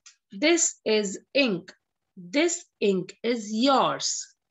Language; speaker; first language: English; non-native, local second language; Hindi